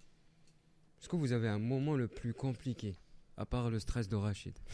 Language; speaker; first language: French; native; French